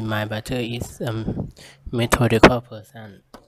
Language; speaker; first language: English; non-native, learner; Thai